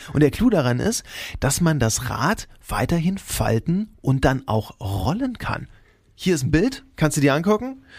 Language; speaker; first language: German; native; German